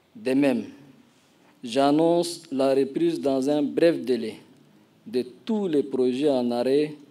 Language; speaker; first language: French; non-native, local second language; Arabic